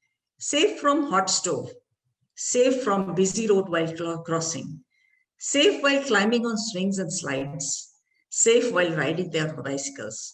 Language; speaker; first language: English; non-native, local second language; Malayalam